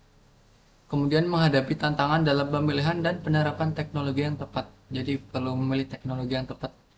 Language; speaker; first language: Indonesian; native; Indonesian